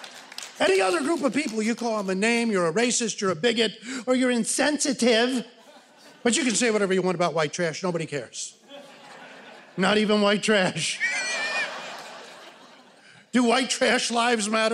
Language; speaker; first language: English; native; English